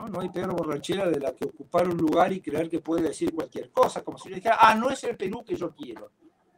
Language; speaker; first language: Spanish; native; Spanish